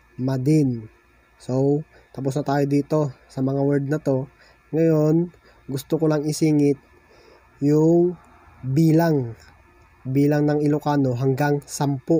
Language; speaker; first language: Filipino; non-native, local second language; Iloko